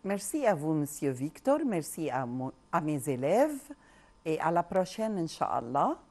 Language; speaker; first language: French; non-native, local second language; Arabic